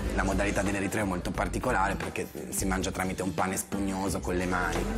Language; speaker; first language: Italian; native; Italian